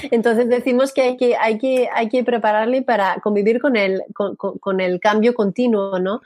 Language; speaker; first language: Spanish; non-native, fluent; French